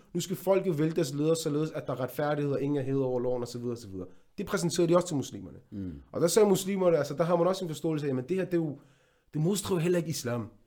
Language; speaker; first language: Danish; early bilingual, other home language; Arabic